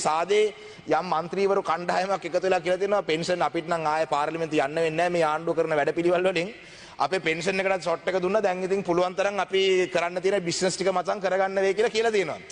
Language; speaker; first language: Sinhala; non-native, local second language; Tamil